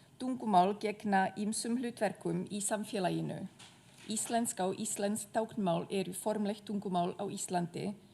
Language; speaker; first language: Icelandic; non-native, fluent; Czech